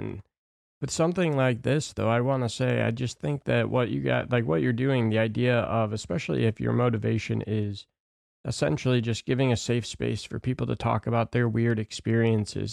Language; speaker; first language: English; native; English